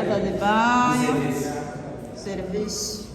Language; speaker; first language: Portuguese; non-native, learner; Lingala